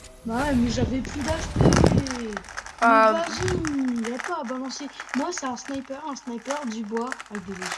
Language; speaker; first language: French; native; French